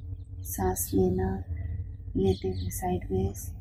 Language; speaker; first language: Hindi; native; Hindi